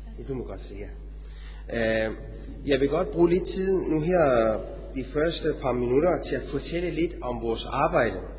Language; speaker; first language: Danish; non-native, fluent; Persian